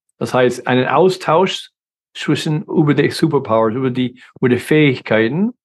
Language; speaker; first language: German; non-native, fluent; English